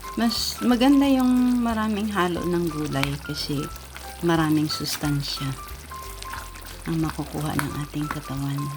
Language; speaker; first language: Filipino; non-native, local second language; Bikol